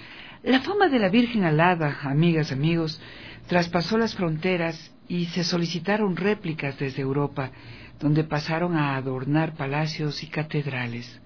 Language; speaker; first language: Spanish; native; Spanish